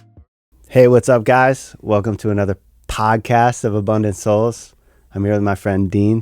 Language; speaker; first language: English; native; English